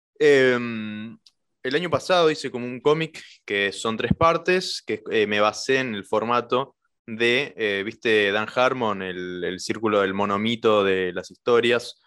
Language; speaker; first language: Spanish; native; Spanish